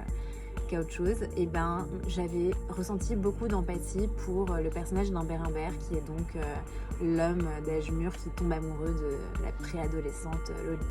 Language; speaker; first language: French; native; French